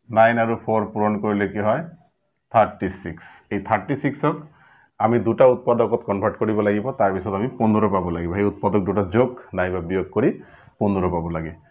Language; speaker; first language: Assamese; non-native, local second language; Bangla